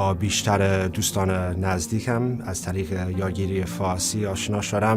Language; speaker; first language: Persian; non-native, fluent; English